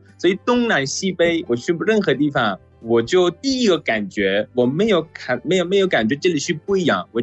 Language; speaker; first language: Chinese; non-native, fluent; Persian